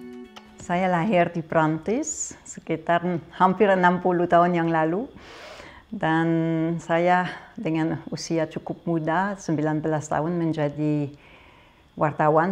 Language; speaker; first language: Indonesian; non-native, fluent; French